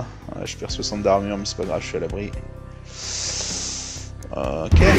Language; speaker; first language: French; native; French